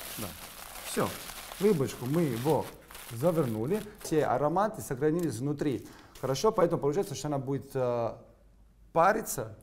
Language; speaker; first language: Russian; non-native, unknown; Italian